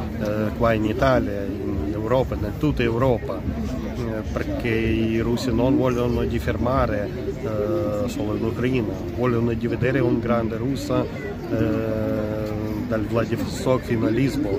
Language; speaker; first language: Italian; non-native, learner; Ukrainian